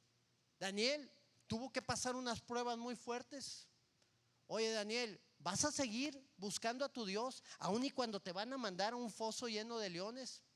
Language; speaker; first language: Spanish; native; Spanish